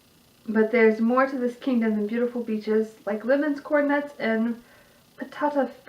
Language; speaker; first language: English; native; English